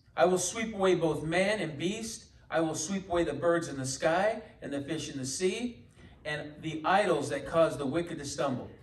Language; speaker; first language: English; native; English